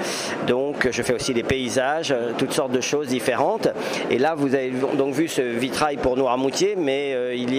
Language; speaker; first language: French; native; French